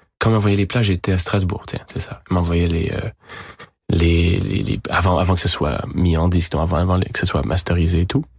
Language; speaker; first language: French; native; French